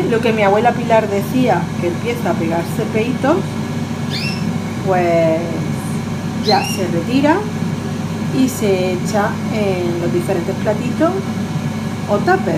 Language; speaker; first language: Spanish; native; Spanish